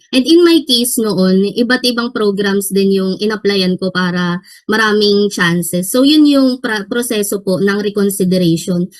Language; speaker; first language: Filipino; native; Filipino